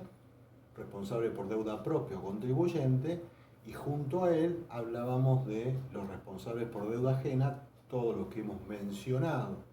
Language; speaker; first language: Spanish; native; Spanish